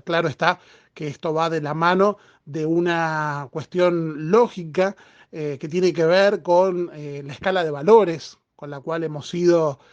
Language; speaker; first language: Spanish; native; Spanish